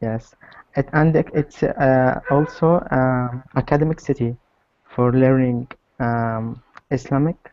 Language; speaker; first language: English; non-native, learner; Arabic